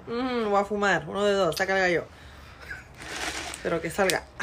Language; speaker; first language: Spanish; early bilingual, heritage; Spanish